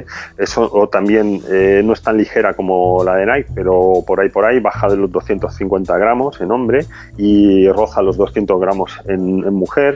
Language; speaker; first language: Spanish; native; Spanish